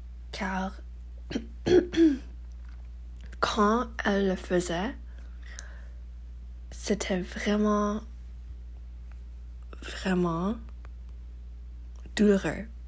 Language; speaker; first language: French; non-native, learner; English